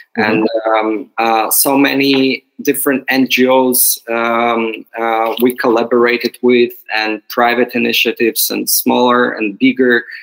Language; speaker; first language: English; non-native, fluent; Ukrainian